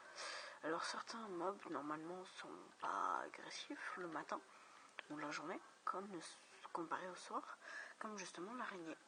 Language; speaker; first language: French; native; French